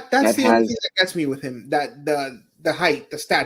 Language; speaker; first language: English; native; English